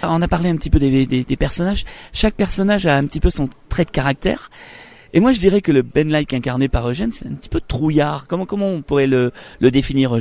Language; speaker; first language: French; native; French